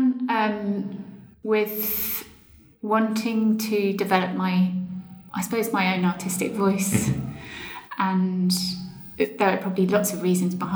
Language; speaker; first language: English; native; English